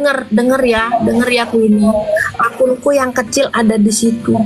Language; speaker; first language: Indonesian; native; Indonesian